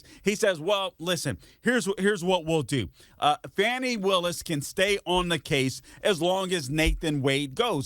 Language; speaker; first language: English; native; English